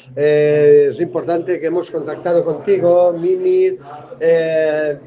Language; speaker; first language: Spanish; non-native, local second language; Catalan